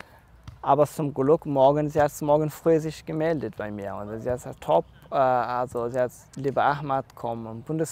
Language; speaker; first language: German; non-native, learner; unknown